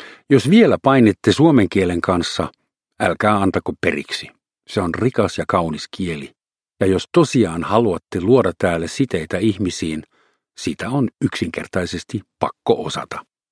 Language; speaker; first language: Finnish; non-native, fluent; German